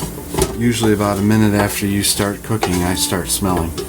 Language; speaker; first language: English; native; English